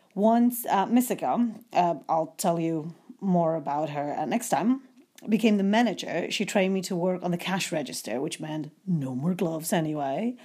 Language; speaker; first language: English; non-native, fluent; Polish